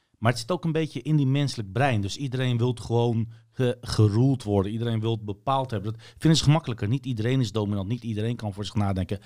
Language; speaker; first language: Dutch; early bilingual, other home language; Turkish